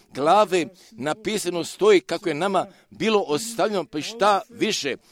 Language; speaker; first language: Croatian; non-native, fluent; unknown